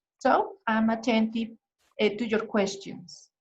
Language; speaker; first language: English; non-native, fluent; Spanish